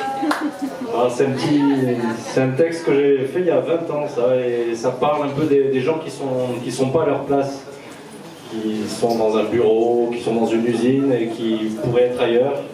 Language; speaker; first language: French; native; French